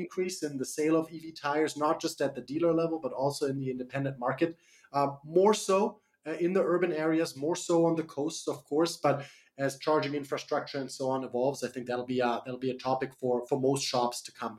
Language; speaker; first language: English; non-native, fluent; German